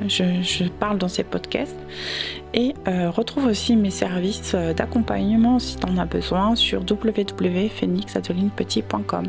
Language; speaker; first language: French; native; French